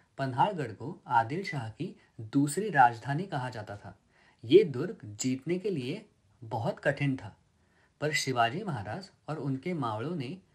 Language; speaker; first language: Hindi; non-native, local second language; Marathi